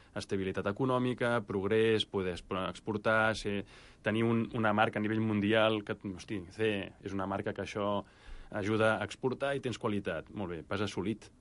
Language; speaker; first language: Catalan; native; Catalan